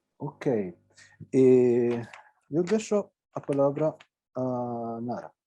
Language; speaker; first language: Portuguese; non-native, fluent; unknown